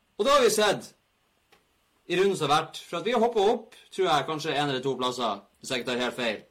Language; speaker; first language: Norwegian; native; Norwegian